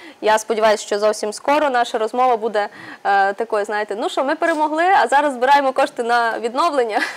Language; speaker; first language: Ukrainian; native; Ukrainian